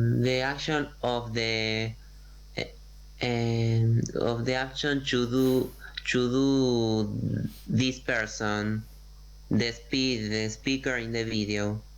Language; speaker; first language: English; non-native, learner; Spanish